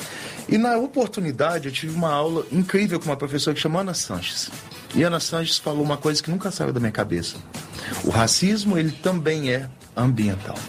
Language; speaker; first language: Portuguese; native; Portuguese